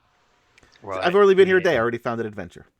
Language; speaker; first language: English; native; English